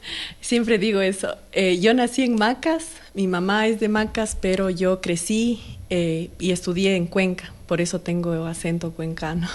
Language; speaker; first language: Spanish; native; Spanish